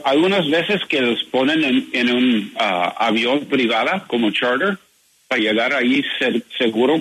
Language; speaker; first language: Spanish; non-native, learner; English